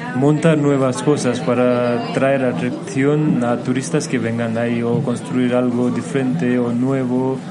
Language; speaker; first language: Spanish; non-native, fluent; Nepali